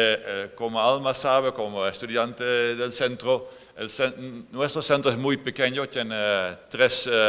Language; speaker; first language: Spanish; non-native, fluent; Dutch